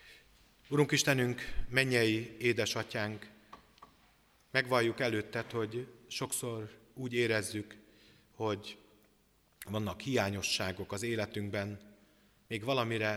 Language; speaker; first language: Hungarian; native; Hungarian